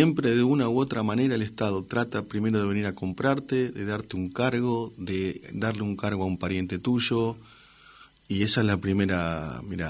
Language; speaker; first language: Spanish; native; Spanish